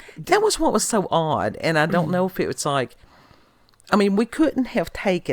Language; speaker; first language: English; native; English